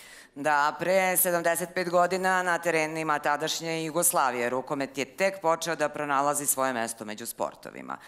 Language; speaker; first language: Serbian; native; Serbian